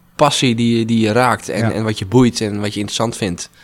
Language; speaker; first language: Dutch; native; Dutch